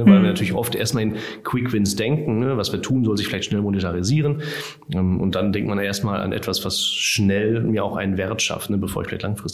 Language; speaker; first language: German; native; German